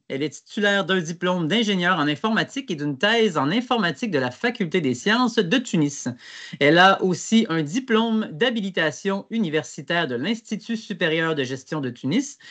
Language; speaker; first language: French; native; French